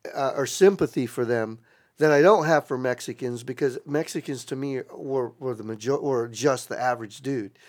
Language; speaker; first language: English; native; English